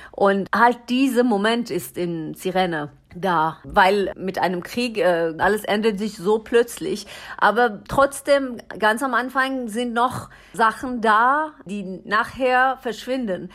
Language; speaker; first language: German; non-native, learner; Persian